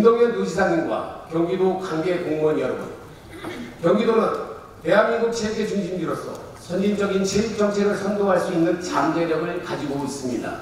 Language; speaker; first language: Korean; native; Korean